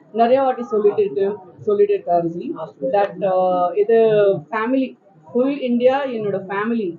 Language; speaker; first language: Tamil; non-native, local second language; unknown